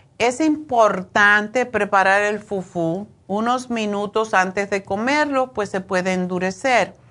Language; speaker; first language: Spanish; native; Spanish